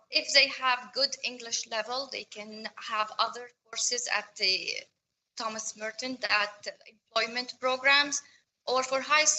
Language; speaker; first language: English; non-native, fluent; Arabic